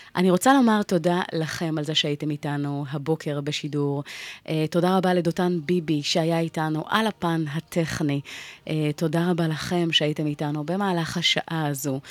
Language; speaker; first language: Hebrew; native; Hebrew